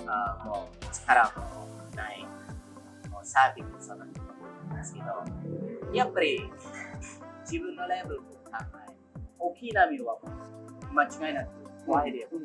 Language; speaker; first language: Japanese; non-native, fluent; Indonesian